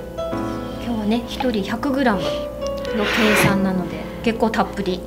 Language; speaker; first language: Japanese; native; Japanese